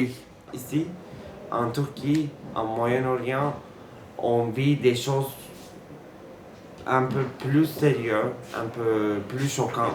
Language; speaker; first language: French; non-native, fluent; Turkish